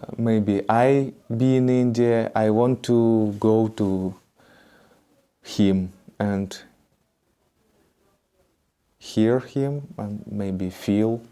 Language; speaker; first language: English; non-native, learner; Russian